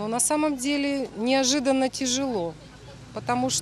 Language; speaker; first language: Russian; native; Russian